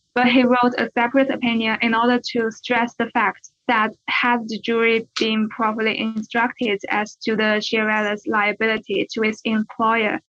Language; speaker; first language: English; non-native, fluent; Chinese